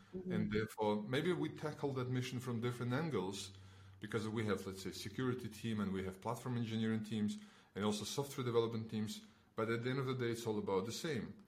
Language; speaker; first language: English; non-native, fluent; Belarusian